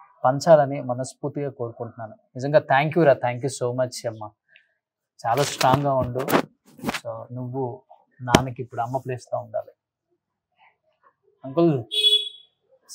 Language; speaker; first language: Telugu; native; Telugu